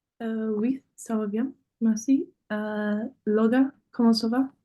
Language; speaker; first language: French; non-native, learner; English